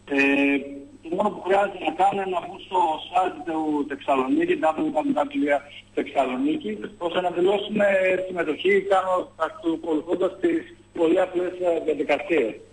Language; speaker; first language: Greek; native; Greek